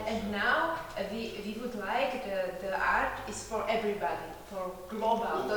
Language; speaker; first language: English; non-native, learner; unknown